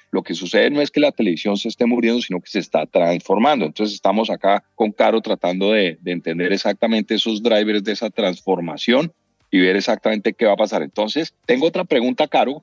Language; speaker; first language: Spanish; native; Spanish